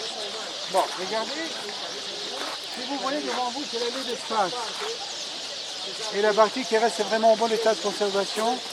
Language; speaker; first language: French; non-native, fluent; Arabic